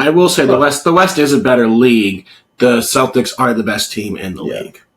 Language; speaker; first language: English; native; English